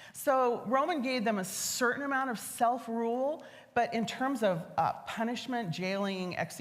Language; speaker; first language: English; native; English